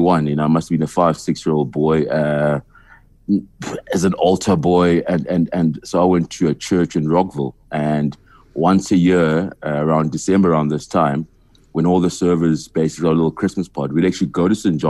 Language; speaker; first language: English; non-native, local second language; Zulu